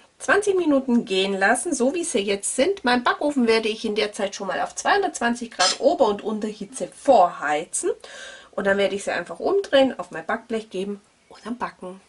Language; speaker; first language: German; native; German